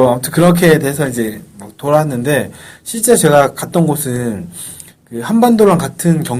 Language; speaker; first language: Korean; native; Korean